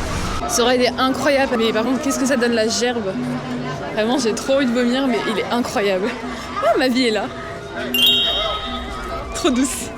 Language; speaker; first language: French; native; French